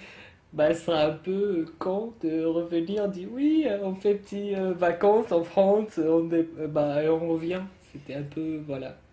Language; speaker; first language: French; non-native, fluent; Arabic